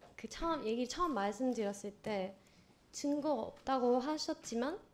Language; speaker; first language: Korean; non-native, fluent; Vietnamese